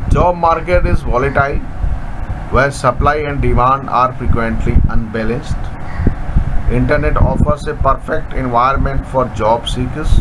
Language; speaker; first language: English; non-native, local second language; Hindi